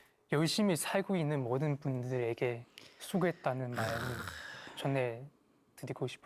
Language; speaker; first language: Korean; non-native, fluent; Chinese